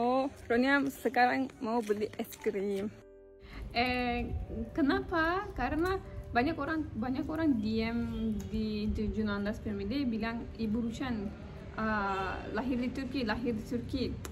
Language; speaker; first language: Indonesian; non-native, learner; Turkish